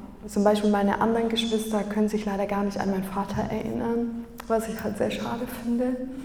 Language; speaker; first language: German; early bilingual, other home language; Kurdish